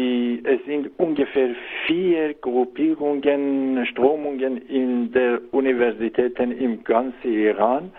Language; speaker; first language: German; non-native, learner; Persian